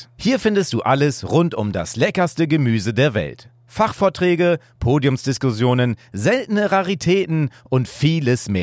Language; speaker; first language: German; native; German